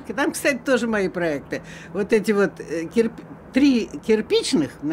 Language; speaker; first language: Russian; native; Russian